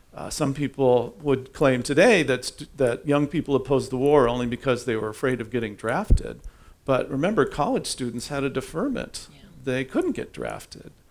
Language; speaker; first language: English; native; English